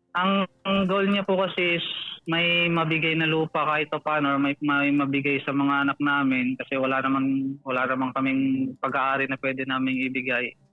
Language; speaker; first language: Filipino; native; Filipino